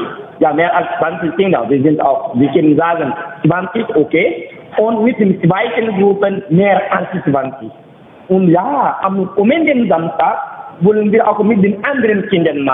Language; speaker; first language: German; non-native, learner; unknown